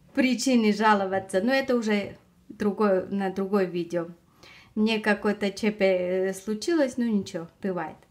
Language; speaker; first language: Russian; non-native, fluent; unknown